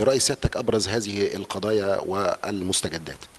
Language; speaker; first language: Arabic; native; Arabic